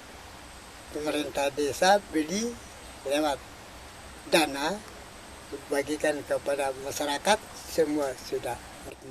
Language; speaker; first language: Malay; non-native, local second language; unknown